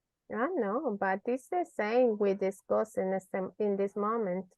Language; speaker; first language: English; non-native, learner; Spanish